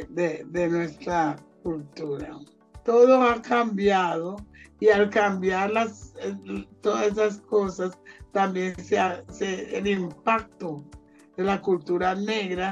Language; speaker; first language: Spanish; non-native, local second language; Jamaican Creole English